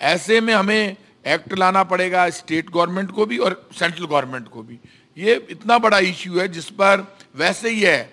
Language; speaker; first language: Hindi; native; Hindi